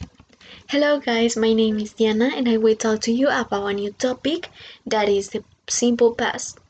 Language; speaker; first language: English; non-native, fluent; Spanish